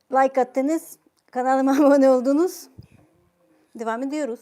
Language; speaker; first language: Turkish; non-native, fluent; Ukrainian